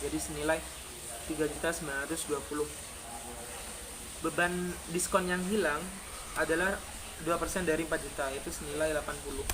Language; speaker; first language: Indonesian; native; Indonesian